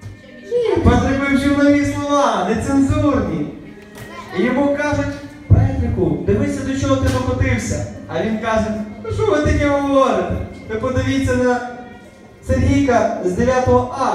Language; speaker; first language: Ukrainian; native; Ukrainian